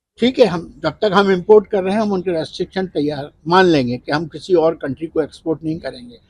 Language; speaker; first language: Hindi; native; Hindi